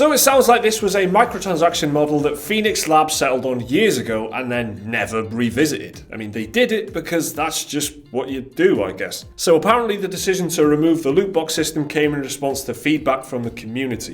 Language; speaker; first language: English; native; English